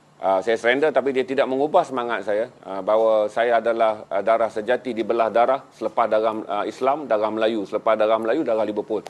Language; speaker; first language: Malay; native; Malay